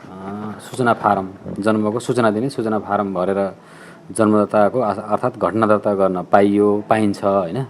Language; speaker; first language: Nepali; native; Nepali